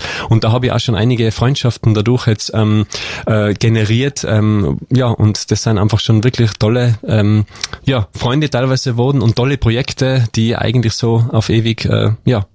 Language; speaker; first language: German; native; German